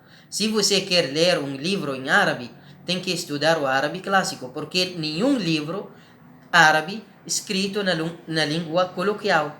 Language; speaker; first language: Portuguese; non-native, learner; Arabic